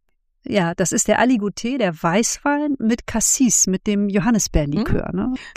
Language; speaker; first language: German; native; German